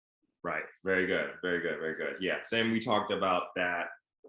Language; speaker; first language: English; native; English